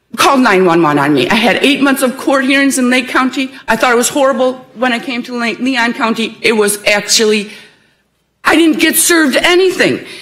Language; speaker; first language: English; native; English